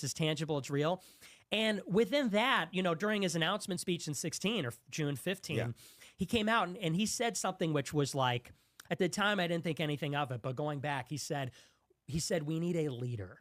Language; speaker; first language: English; native; English